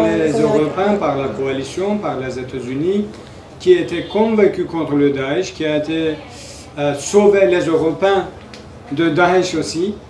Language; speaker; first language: French; non-native, learner; Kurdish